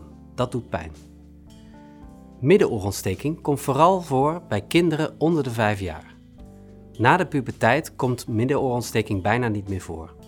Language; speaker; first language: Dutch; native; Dutch